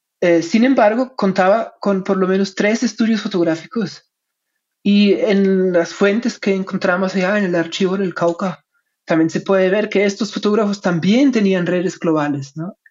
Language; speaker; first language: Spanish; non-native, fluent; German